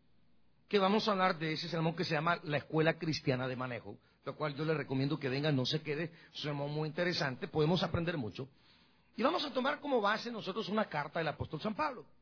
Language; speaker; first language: Spanish; native; Spanish